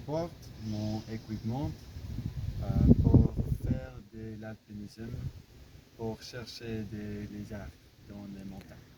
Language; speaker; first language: French; non-native, learner; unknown